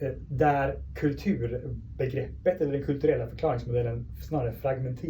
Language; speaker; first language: Swedish; early bilingual, other home language; Persian